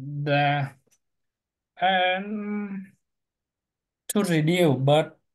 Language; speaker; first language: English; non-native, learner; Vietnamese